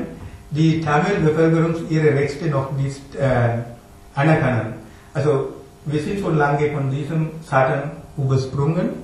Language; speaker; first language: German; non-native, learner; Tamil